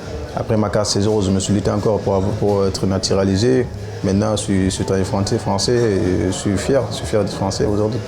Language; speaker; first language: French; non-native, local second language; Soninke